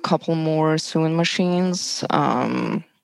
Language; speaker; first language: English; non-native, learner; Russian